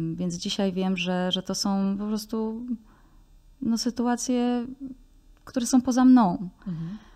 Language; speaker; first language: Polish; native; Polish